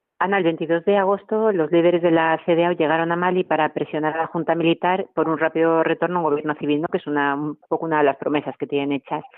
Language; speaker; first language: Spanish; native; Spanish